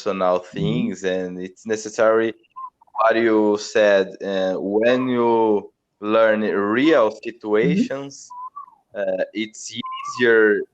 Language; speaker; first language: English; non-native, learner; Portuguese